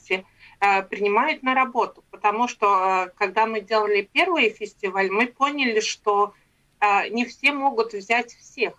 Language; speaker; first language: Russian; non-native, local second language; Latvian